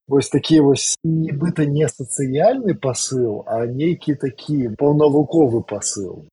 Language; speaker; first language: Belarusian; non-native, local second language; Russian